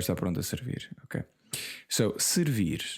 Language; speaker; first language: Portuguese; non-native, fluent; English